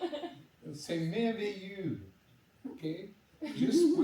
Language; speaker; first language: French; non-native, learner; English